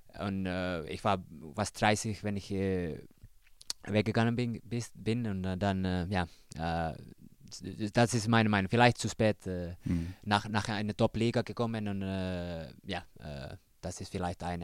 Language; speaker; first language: German; non-native, learner; Finnish